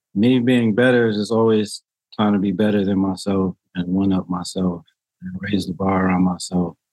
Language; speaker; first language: English; native; English